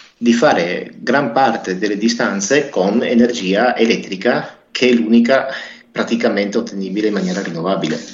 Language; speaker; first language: Italian; native; Italian